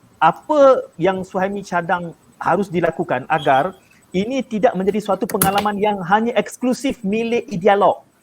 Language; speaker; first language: Malay; native; Malay